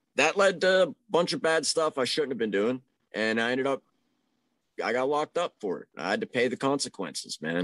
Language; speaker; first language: English; native; English